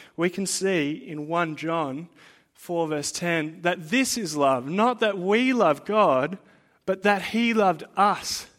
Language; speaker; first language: English; native; English